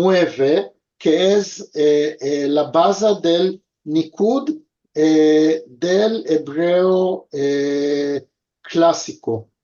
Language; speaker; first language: Spanish; early bilingual, heritage; Ladino